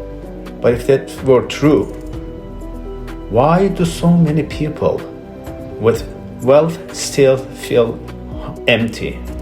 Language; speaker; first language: English; non-native, fluent; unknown